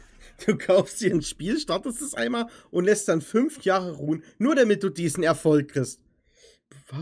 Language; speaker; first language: German; native; German